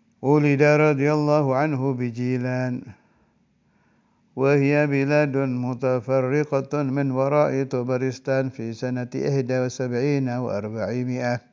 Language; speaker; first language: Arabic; non-native, fluent; Indonesian